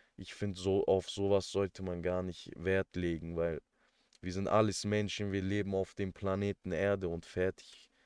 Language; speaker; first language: German; early bilingual, other home language; Turkish